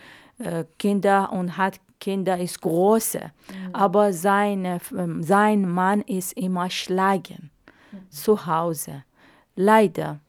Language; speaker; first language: German; non-native, learner; Arabic